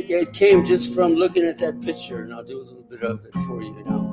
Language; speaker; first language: English; native; English